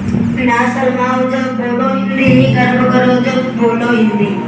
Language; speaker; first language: Hindi; non-native, local second language; Odia